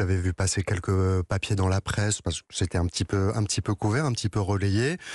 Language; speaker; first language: French; native; French